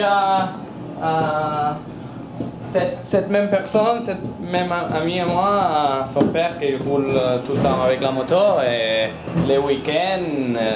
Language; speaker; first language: French; non-native, learner; Spanish